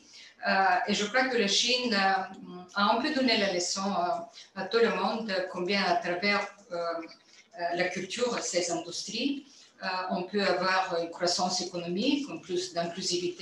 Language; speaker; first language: French; non-native, fluent; Bulgarian